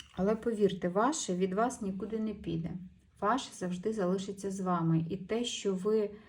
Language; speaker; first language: Ukrainian; non-native, local second language; Russian